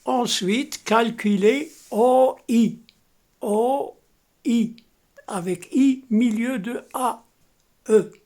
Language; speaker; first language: French; non-native, local second language; Arabic